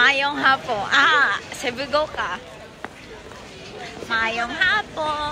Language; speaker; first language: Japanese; early bilingual, other home language; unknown